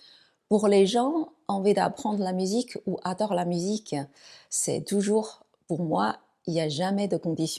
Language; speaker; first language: French; non-native, fluent; Chinese